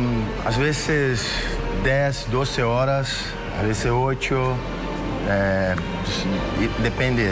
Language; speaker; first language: Spanish; non-native, fluent; Portuguese